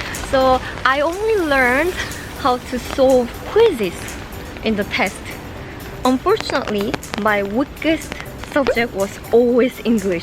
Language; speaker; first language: English; non-native, fluent; Korean